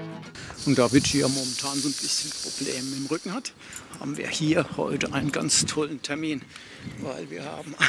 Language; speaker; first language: German; native; German